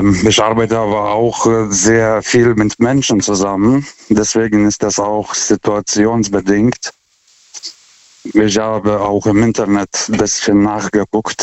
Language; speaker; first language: German; non-native, fluent; Lithuanian